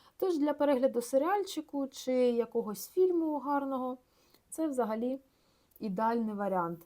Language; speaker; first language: Ukrainian; non-native, local second language; Russian